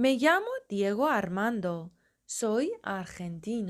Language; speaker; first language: Spanish; non-native, fluent; Persian